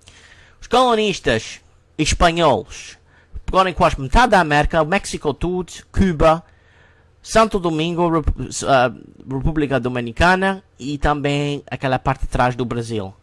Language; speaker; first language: Portuguese; non-native, learner; English